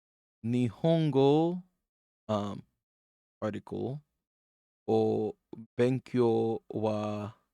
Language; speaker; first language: Japanese; non-native, learner; English